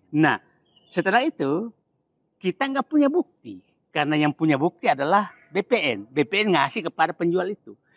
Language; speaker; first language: Indonesian; non-native, local second language; Buginese